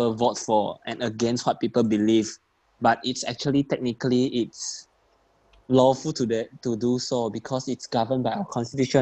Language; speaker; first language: English; non-native, local second language; Chinese